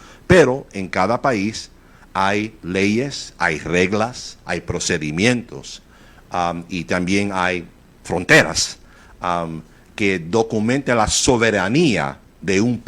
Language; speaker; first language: Spanish; native; Spanish